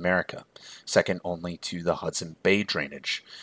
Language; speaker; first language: English; native; English